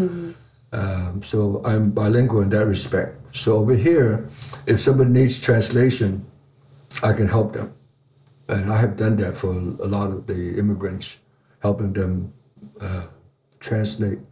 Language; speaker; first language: English; non-native, fluent; Chinese